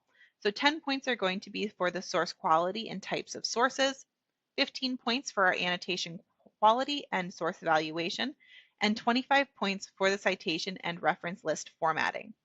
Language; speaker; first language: English; native; English